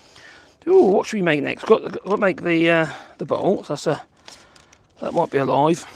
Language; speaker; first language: English; native; English